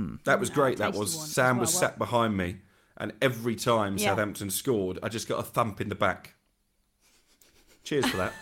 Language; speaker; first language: English; native; English